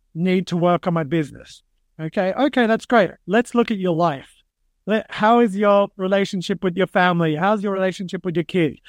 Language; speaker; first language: English; native; English